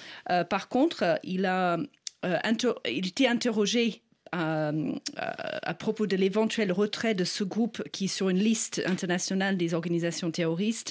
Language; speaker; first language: French; non-native, fluent; English